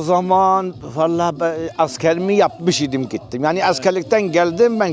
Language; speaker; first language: Turkish; non-native, local second language; Kurdish